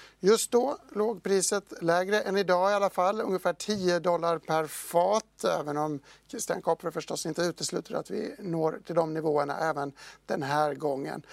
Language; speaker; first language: Swedish; native; Swedish